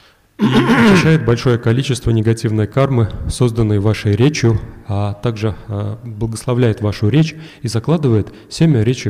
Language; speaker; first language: Russian; native; Russian